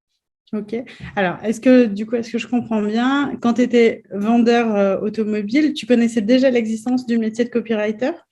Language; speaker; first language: French; native; French